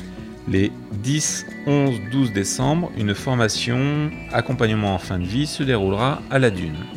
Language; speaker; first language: French; native; French